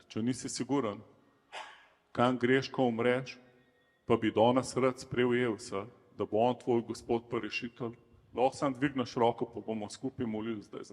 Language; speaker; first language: Slovenian; native; Slovenian